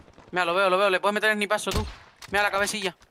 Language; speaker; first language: Spanish; native; Spanish